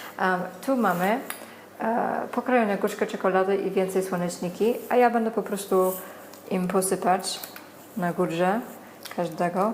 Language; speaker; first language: Polish; non-native, learner; English